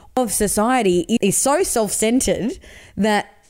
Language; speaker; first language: English; native; English